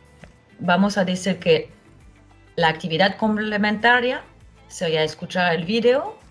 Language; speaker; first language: Spanish; non-native, fluent; French